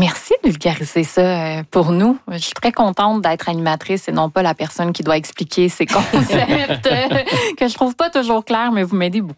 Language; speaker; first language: French; native; French